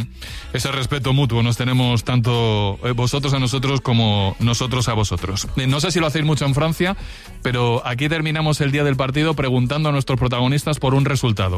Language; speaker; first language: Spanish; native; Spanish